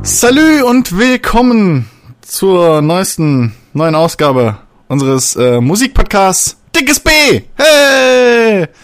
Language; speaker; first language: German; native; German